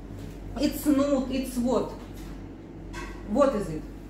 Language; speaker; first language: English; non-native, learner; Russian